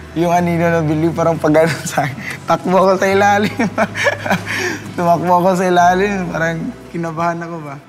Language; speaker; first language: Filipino; non-native, local second language; Cebuano